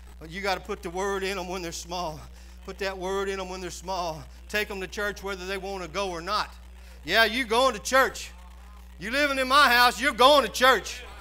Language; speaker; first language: English; native; English